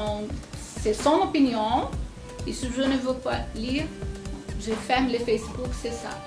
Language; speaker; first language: French; non-native, fluent; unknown